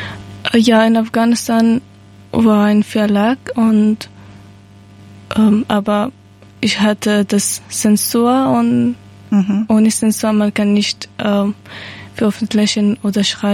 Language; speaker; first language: German; non-native, learner; Persian